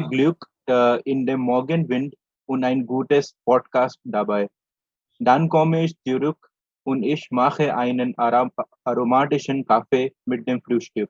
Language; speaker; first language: German; non-native, learner; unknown